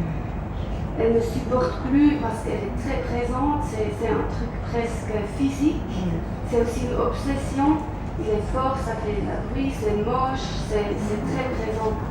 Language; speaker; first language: French; non-native, local second language; German